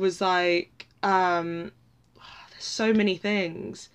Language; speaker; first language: English; native; English